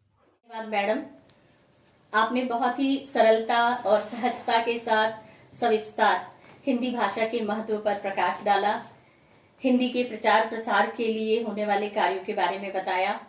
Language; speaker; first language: Hindi; native; Hindi